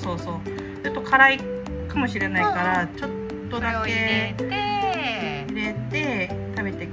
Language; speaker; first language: Japanese; non-native, fluent; Korean